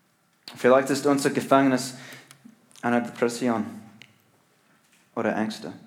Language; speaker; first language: German; non-native, learner; English